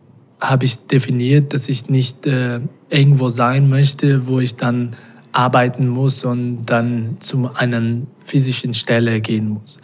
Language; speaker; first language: German; non-native, fluent; Portuguese